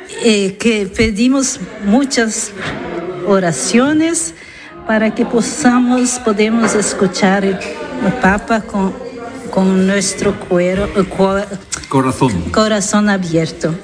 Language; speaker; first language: Spanish; non-native, learner; French